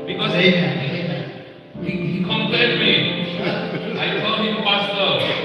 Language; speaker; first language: English; non-native, learner; Indonesian